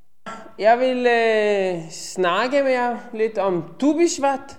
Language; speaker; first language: Danish; non-native, fluent; Hebrew